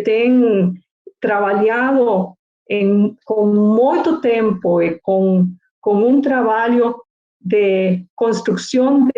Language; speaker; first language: Portuguese; non-native, learner; Spanish